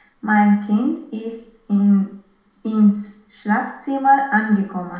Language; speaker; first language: German; non-native, learner; Romanian